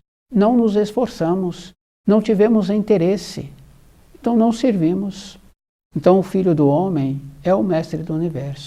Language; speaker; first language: Portuguese; native; Portuguese